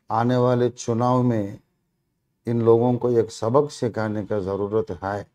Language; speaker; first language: Hindi; non-native, local second language; Telugu